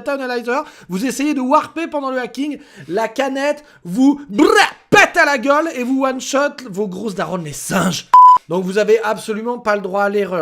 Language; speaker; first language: French; native; French